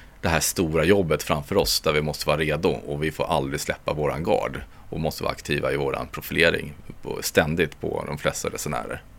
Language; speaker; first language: Swedish; native; Swedish